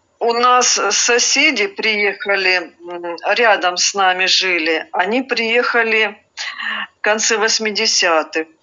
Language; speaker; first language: Russian; native; Russian